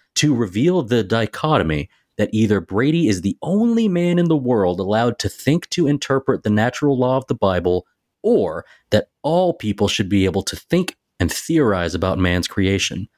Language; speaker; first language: English; native; English